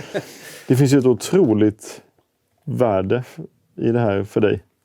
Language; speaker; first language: Swedish; native; Swedish